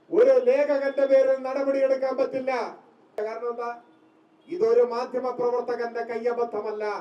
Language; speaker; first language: Malayalam; native; Malayalam